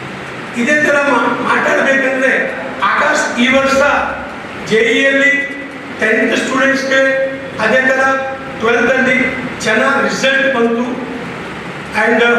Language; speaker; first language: Kannada; non-native, local second language; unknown